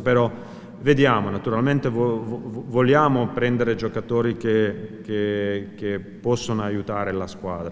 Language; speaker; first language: Italian; non-native, fluent; Croatian